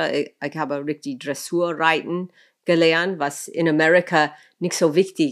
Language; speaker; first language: German; non-native, fluent; English